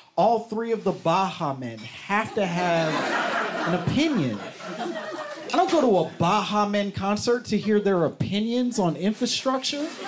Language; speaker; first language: English; native; English